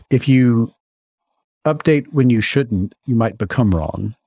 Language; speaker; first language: English; native; English